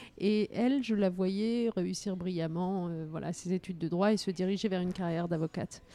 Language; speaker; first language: French; early bilingual, other home language; Riffian